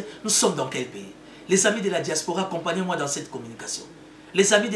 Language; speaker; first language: French; non-native, local second language; Lingala